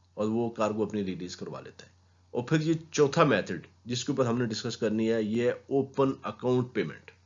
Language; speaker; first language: Urdu; non-native, local second language; Punjabi